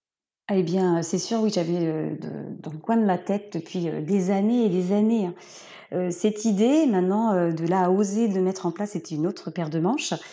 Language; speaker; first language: French; native; French